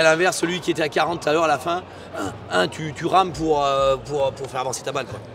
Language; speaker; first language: French; native; French